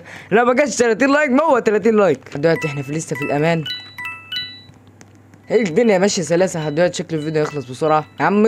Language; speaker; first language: Arabic; native; Arabic